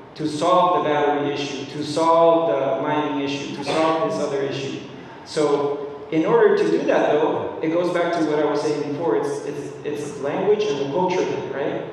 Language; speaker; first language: English; non-native, fluent; Spanish